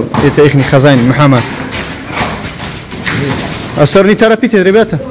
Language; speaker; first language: Russian; non-native, local second language; Tajik